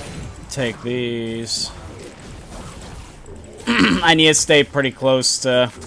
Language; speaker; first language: English; native; English